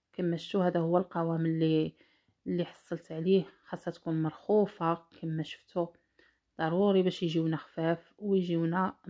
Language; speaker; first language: Arabic; native; Arabic